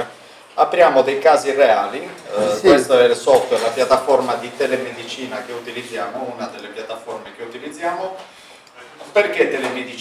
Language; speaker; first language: Italian; native; Italian